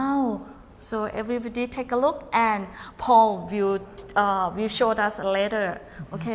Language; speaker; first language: English; non-native, fluent; Thai